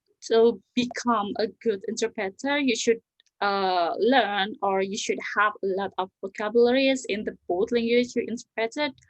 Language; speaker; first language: English; non-native, learner; Indonesian